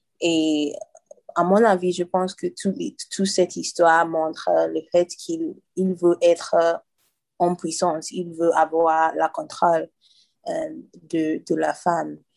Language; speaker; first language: French; non-native, learner; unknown